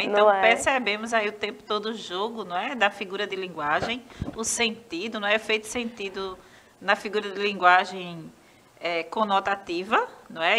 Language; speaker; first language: Portuguese; native; Portuguese